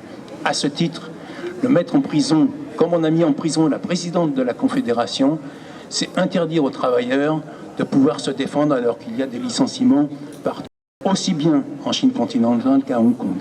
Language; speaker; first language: French; native; French